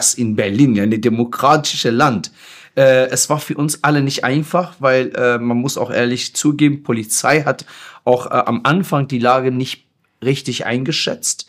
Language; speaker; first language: German; non-native, fluent; Persian